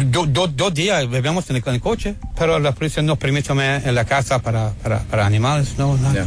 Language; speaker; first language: Spanish; non-native, learner; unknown